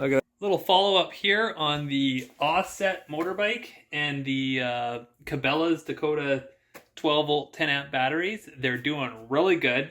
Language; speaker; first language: English; native; English